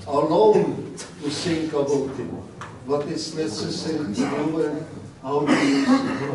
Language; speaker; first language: English; non-native, learner; Czech